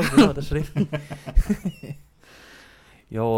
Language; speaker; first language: German; native; German